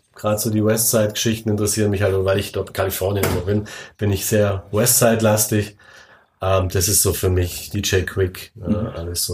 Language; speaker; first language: German; native; German